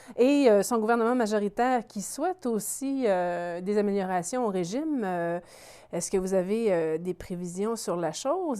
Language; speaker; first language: French; native; French